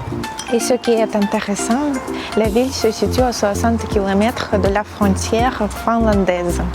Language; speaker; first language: French; non-native, fluent; Russian